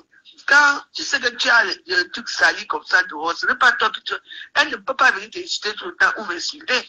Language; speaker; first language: French; native; French